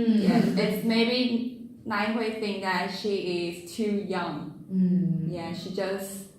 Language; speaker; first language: English; non-native, learner; Chinese